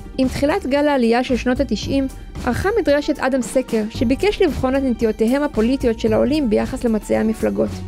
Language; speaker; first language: Hebrew; early bilingual, other home language; Russian